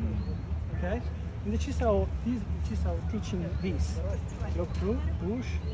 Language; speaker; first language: English; non-native, learner; Italian